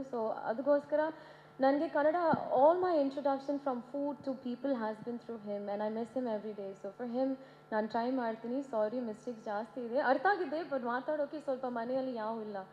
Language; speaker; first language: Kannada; non-native, learner; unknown